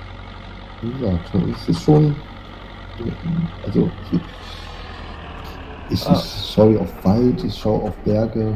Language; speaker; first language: German; native; German